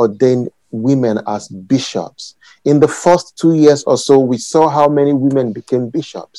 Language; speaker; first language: English; non-native, local second language; Yoruba